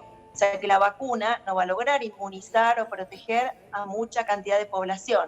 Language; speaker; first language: Spanish; native; Spanish